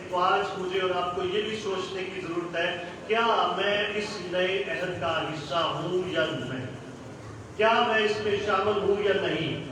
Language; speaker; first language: Urdu; non-native, local second language; Punjabi